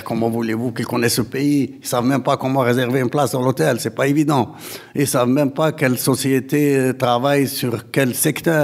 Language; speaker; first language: French; non-native, local second language; Arabic